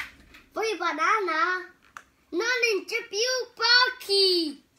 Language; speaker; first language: Italian; early bilingual, other home language; Filipino